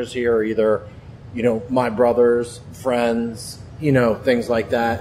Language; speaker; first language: English; native; English